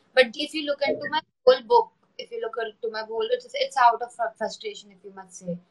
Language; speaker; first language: English; non-native, local second language; Hindi